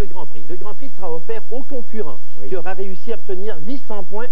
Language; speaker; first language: French; native; French